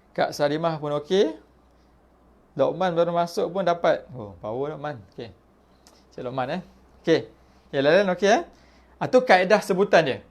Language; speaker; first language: Malay; native; Malay